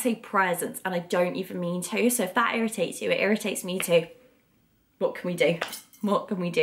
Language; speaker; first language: English; native; English